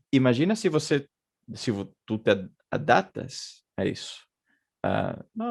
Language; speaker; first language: Portuguese; non-native, fluent; Spanish